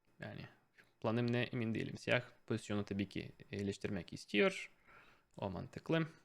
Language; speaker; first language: Turkish; non-native, fluent; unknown